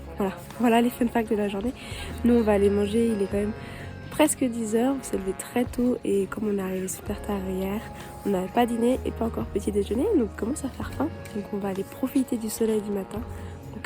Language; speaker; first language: French; native; French